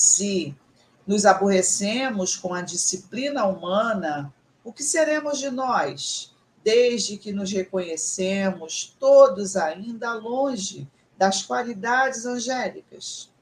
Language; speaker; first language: Portuguese; native; Portuguese